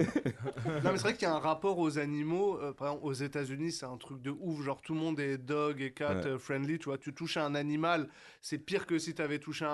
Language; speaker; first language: French; native; French